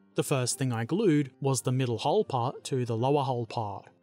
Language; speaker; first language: English; native; English